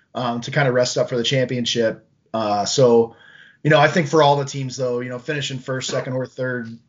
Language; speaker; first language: English; native; English